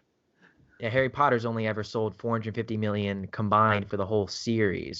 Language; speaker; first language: English; native; English